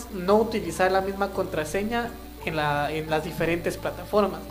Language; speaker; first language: Spanish; non-native, local second language; Kaqchikel